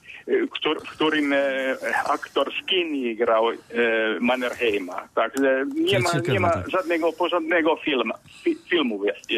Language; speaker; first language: Polish; non-native, fluent; Finnish